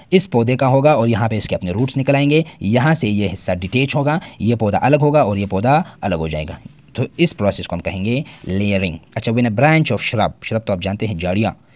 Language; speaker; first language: Urdu; non-native, local second language; Pashto